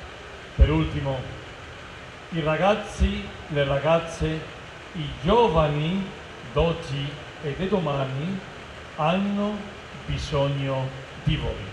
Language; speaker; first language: Italian; non-native, fluent; Spanish